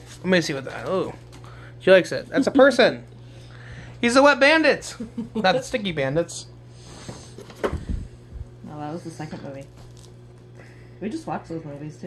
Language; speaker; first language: English; native; English